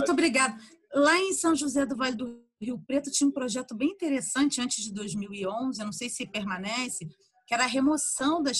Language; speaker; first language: Portuguese; native; Portuguese